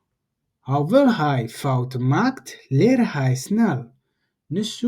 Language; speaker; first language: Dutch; non-native, fluent; Tigrinya